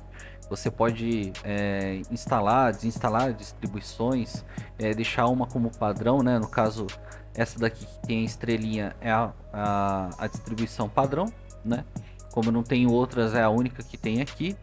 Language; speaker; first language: Portuguese; native; Portuguese